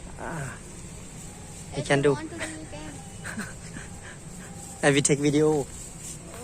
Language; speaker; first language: English; non-native, learner; Thai